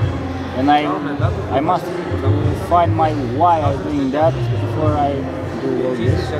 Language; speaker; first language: English; non-native, learner; Romanian